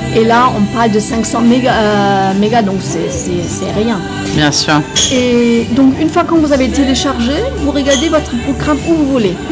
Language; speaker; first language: French; non-native, fluent; German